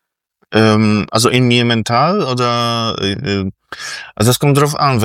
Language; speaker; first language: German; non-native, fluent; Polish